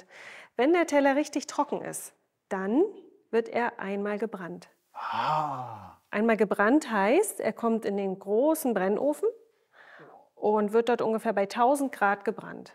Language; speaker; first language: German; native; German